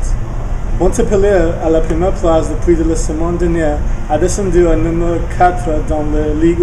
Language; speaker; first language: French; non-native, learner; English